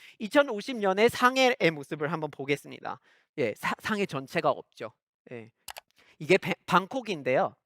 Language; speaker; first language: Korean; non-native, fluent; English